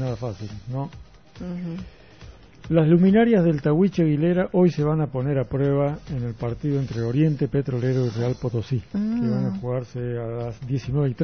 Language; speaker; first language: Spanish; native; Spanish